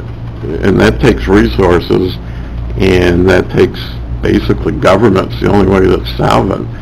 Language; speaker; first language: English; native; English